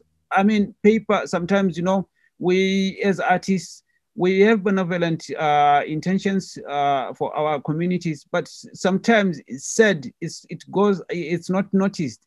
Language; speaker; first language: English; non-native, local second language; Tswana